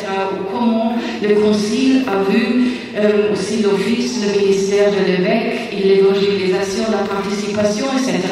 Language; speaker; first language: French; non-native, fluent; German